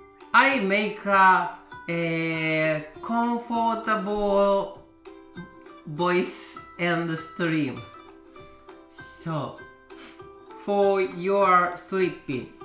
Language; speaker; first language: English; non-native, learner; Japanese